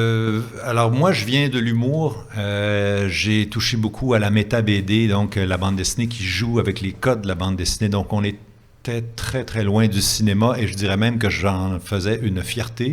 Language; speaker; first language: French; native; French